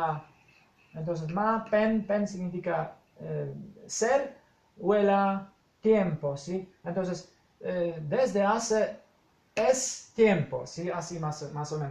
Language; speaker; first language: Spanish; non-native, fluent; Polish